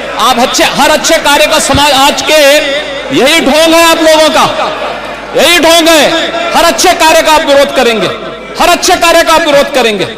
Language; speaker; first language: Hindi; native; Hindi